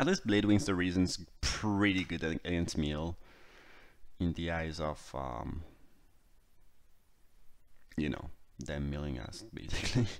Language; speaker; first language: English; non-native, fluent; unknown